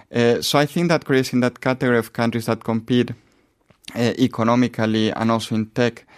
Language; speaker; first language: English; non-native, fluent; Spanish